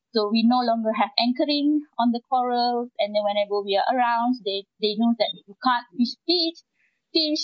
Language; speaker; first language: English; non-native, local second language; Malay